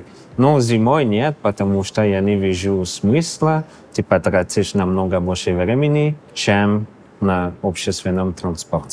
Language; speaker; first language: Russian; non-native, fluent; English